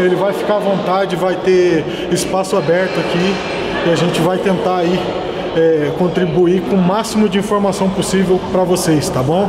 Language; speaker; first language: Portuguese; native; Portuguese